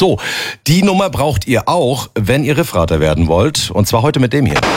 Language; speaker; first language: German; native; German